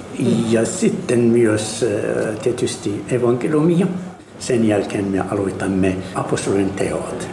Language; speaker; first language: Finnish; non-native, fluent; Arabic